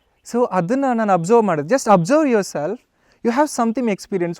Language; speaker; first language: Kannada; non-native, learner; Telugu